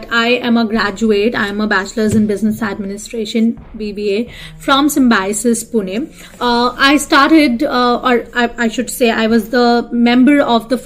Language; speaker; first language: English; non-native, local second language; Hindi